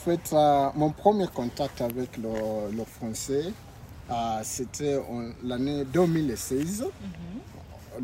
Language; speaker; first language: French; non-native, learner; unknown